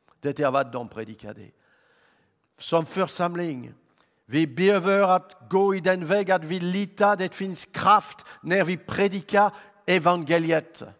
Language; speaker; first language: Swedish; non-native, learner; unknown